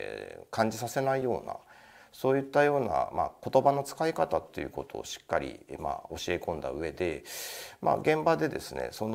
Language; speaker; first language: Japanese; native; Japanese